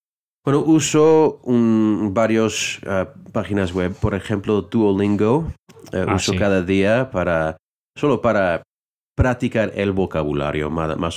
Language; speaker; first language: Spanish; non-native, fluent; English